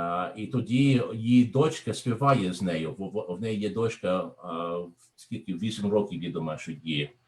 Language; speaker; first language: Ukrainian; non-native, learner; English